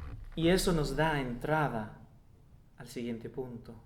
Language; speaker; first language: Spanish; non-native, fluent; English